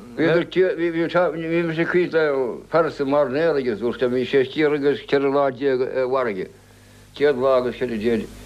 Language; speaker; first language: Irish; native; Irish